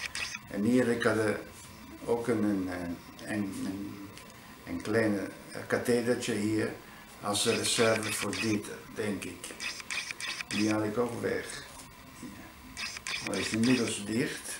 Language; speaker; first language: Dutch; non-native, fluent; Italian